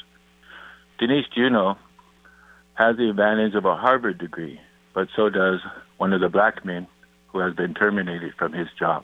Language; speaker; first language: English; native; English